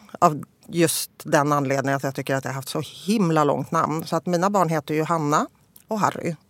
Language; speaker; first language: Swedish; early bilingual, other home language; Polish